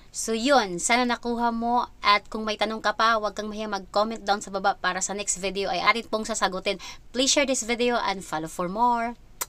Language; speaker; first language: Filipino; non-native, local second language; Cebuano